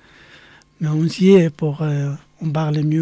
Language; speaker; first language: French; non-native, learner; Arabic